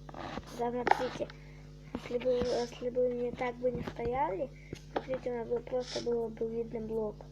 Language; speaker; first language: Russian; native; Russian